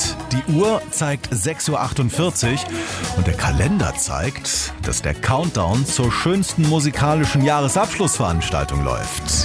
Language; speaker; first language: German; native; German